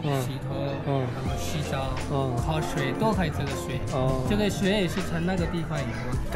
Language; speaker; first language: Chinese; non-native, learner; Nepali